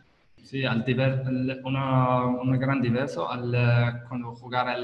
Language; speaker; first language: Spanish; non-native, learner; Italian